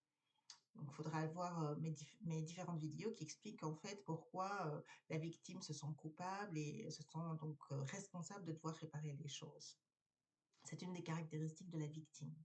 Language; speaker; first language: French; native; French